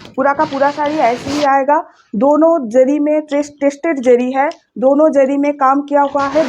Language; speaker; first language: Hindi; non-native, local second language; Bangla